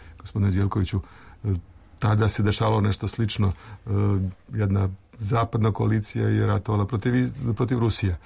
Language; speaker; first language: Serbian; native; Serbian